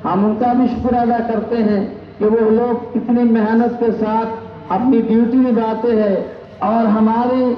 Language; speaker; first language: Hindi; non-native, local second language; Bangla